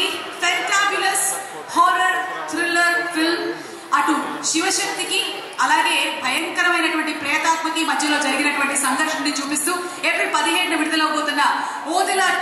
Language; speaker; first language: Telugu; native; Telugu